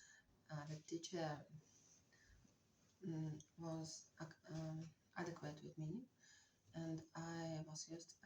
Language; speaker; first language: English; non-native, learner; Russian